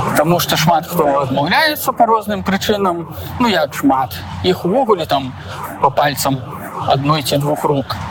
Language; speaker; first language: Belarusian; non-native, local second language; Russian